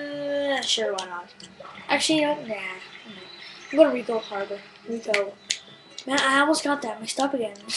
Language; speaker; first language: English; native; English